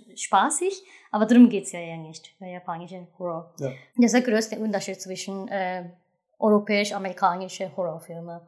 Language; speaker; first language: German; non-native, learner; Japanese